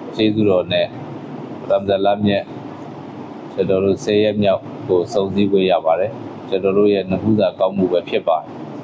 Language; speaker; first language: Burmese; native; Burmese